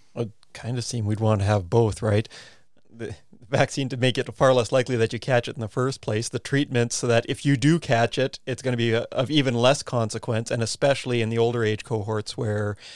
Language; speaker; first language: English; native; English